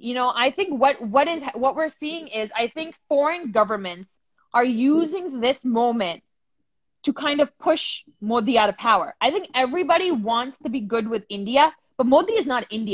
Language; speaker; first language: English; early bilingual, other home language; Punjabi